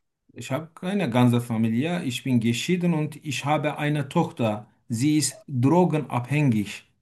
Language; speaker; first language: German; non-native, learner; Turkish